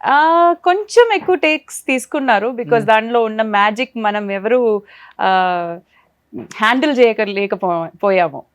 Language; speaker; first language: Telugu; non-native, fluent; Malayalam